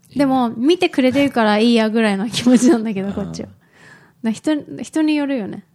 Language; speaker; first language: Japanese; native; Japanese